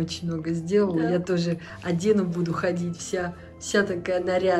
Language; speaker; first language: Russian; native; Russian